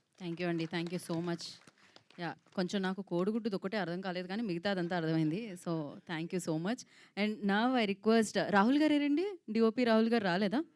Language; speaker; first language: Telugu; native; Telugu